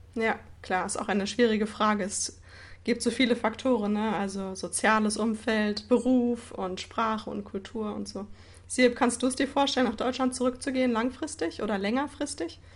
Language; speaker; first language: German; native; German